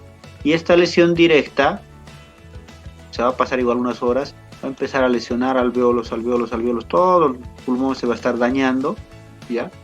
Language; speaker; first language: Spanish; native; Spanish